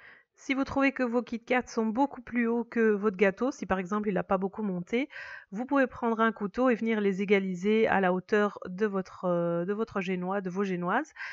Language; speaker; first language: French; native; French